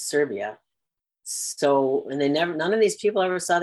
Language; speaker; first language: English; native; English